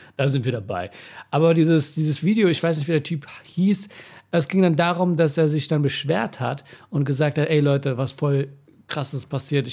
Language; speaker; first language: German; early bilingual, other home language; Persian